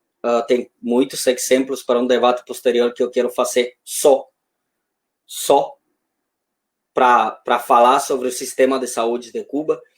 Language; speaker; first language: Portuguese; non-native, fluent; Spanish